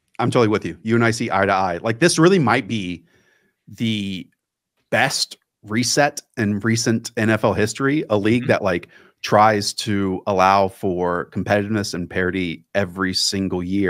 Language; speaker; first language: English; native; English